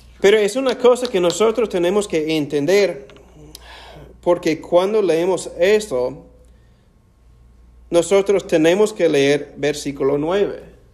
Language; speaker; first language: Spanish; non-native, fluent; English